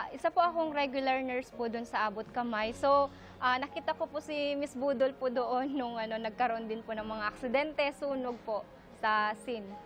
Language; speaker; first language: Filipino; non-native, local second language; Iloko